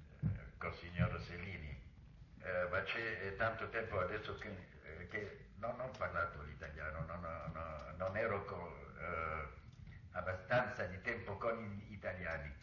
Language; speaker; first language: Italian; non-native, local second language; Arabic